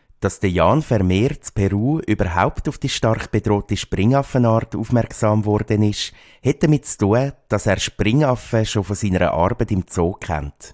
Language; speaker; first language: German; native; German